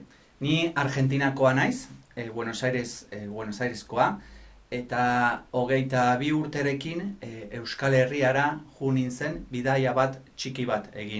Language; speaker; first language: Basque; non-native, fluent; Spanish